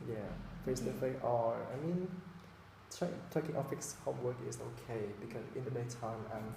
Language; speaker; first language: English; non-native, fluent; Vietnamese